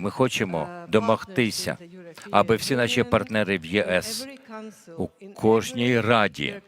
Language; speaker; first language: Ukrainian; non-native, fluent; Latvian